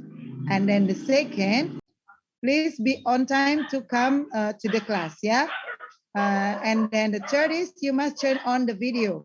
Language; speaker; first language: English; non-native, learner; Indonesian